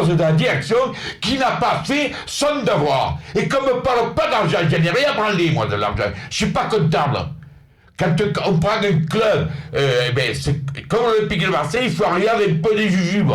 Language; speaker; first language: French; native; French